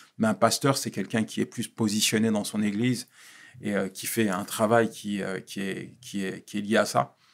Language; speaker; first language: French; native; French